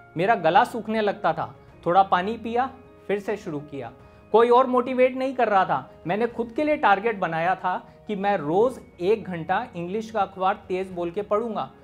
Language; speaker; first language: Hindi; native; Hindi